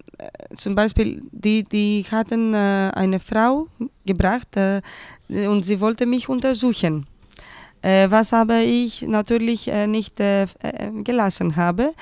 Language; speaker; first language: German; non-native, fluent; Greek